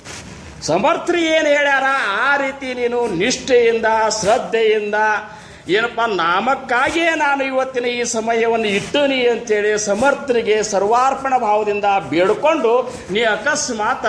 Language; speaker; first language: Kannada; native; Kannada